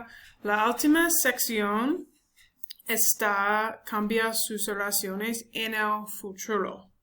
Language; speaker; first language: Spanish; non-native, learner; English